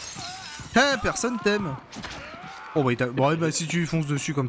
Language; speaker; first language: French; native; French